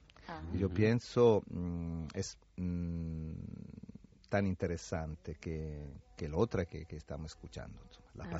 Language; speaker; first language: Spanish; non-native, fluent; Italian